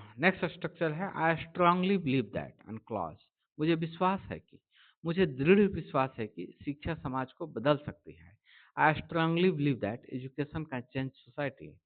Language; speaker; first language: Hindi; native; Hindi